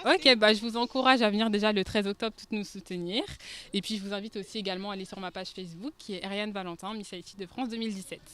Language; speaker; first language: French; native; French